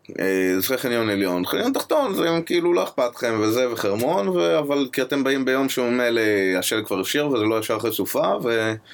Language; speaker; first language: Hebrew; native; Hebrew